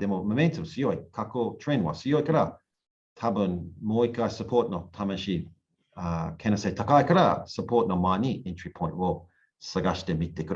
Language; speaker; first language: Japanese; non-native, learner; English